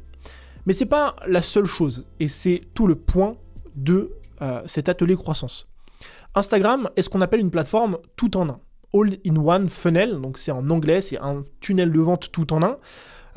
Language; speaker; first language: French; native; French